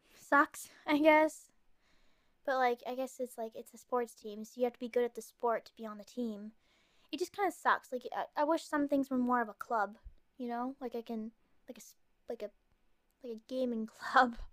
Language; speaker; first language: English; native; English